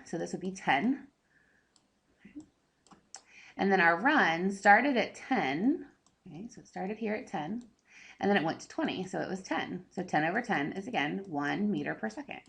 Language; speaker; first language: English; native; English